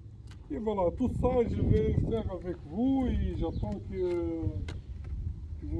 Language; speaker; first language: French; non-native, fluent; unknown